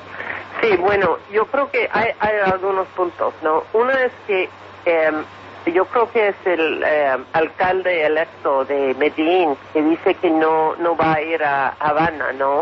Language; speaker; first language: Spanish; non-native, fluent; English